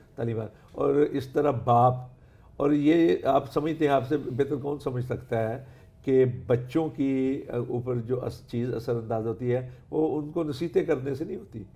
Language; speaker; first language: Urdu; non-native, local second language; Punjabi